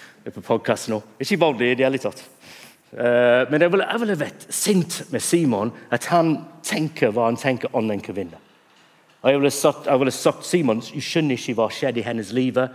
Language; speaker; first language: Norwegian; non-native, fluent; English